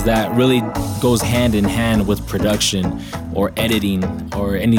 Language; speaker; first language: English; native; English